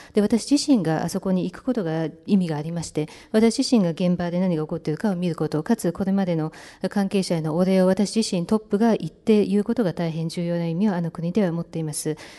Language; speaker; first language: Japanese; native; Japanese